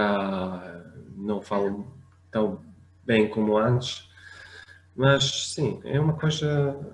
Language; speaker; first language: Portuguese; non-native, fluent; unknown